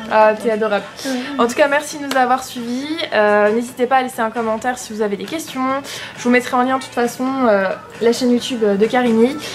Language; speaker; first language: French; native; French